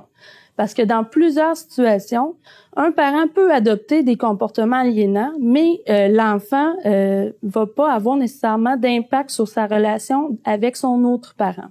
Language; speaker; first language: French; native; French